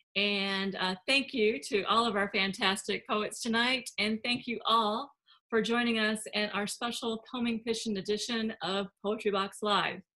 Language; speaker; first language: English; native; English